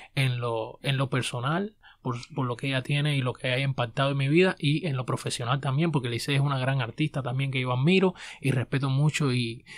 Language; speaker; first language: Spanish; native; Spanish